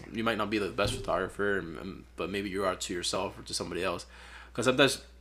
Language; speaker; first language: English; non-native, fluent; Spanish